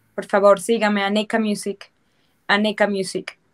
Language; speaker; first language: Spanish; native; Spanish